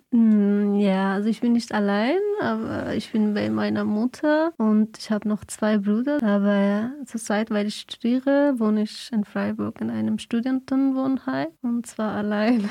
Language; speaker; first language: German; non-native, fluent; Persian